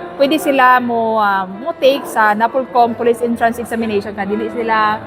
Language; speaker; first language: Cebuano; native; Cebuano